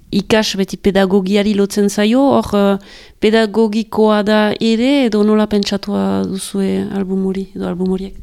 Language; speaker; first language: Basque; native; Basque